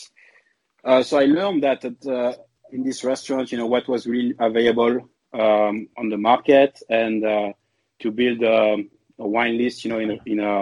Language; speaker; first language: English; non-native, fluent; French